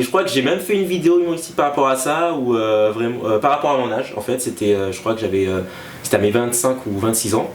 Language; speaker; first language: French; native; French